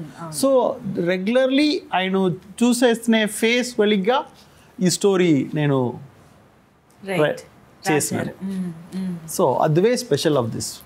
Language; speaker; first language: Telugu; non-native, learner; Tamil